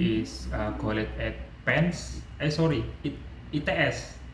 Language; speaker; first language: English; non-native, learner; Indonesian